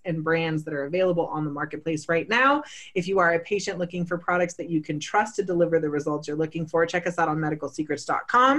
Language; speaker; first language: English; native; English